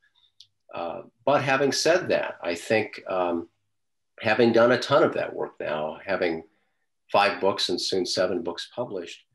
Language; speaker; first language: English; native; English